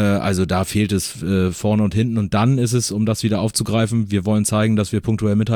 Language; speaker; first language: German; native; German